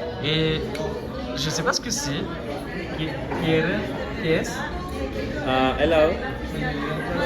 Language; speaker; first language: French; native; French